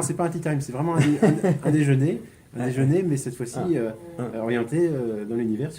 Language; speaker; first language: French; native; French